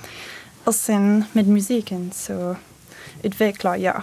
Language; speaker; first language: Swedish; non-native, fluent; French